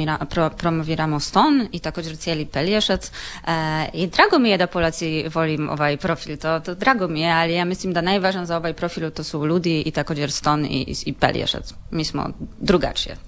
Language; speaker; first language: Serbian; non-native, learner; Polish